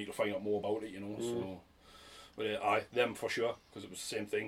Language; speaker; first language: English; native; English